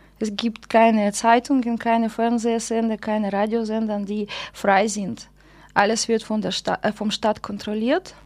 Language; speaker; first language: German; non-native, fluent; Russian